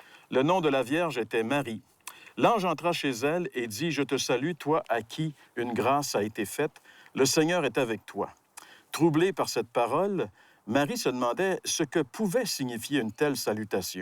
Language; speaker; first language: French; native; French